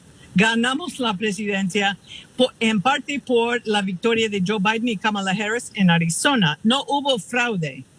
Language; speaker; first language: Spanish; non-native, fluent; English